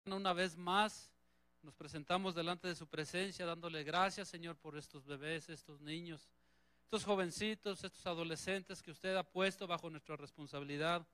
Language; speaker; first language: Spanish; native; Spanish